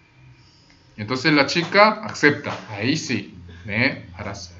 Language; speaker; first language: Spanish; early bilingual, other home language; Korean